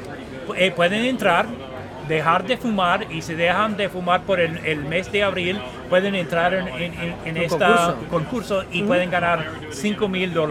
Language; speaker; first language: Spanish; non-native, fluent; English